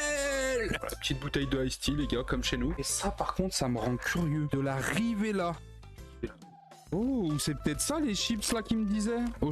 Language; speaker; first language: French; native; French